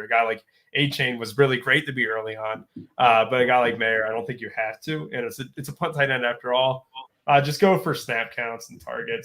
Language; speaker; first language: English; native; English